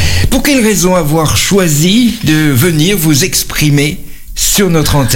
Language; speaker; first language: French; native; French